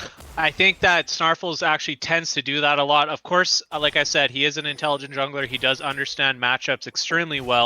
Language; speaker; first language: English; native; English